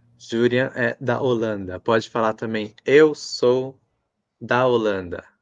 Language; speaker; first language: Portuguese; native; Portuguese